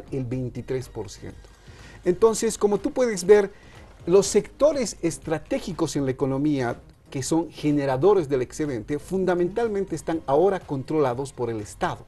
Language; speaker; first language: Spanish; native; Spanish